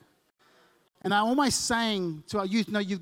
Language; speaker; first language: English; native; English